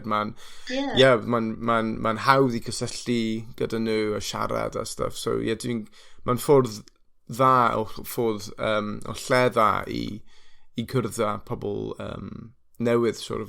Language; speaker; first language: Welsh; non-native, fluent; English